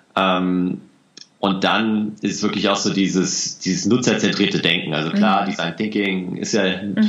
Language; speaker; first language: German; native; German